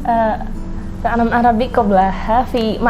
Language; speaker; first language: Arabic; non-native, learner; Indonesian